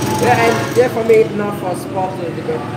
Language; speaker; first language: English; non-native, learner; Vietnamese